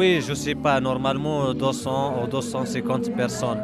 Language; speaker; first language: French; non-native, learner; Arabic